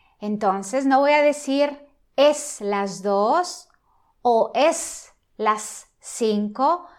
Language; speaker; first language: Spanish; non-native, fluent; Italian